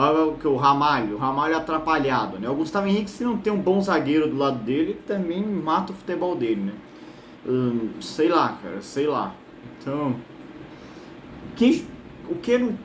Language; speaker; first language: Portuguese; native; Portuguese